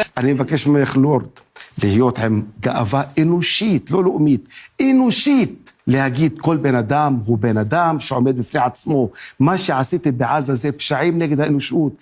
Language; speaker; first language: Hebrew; non-native, local second language; Arabic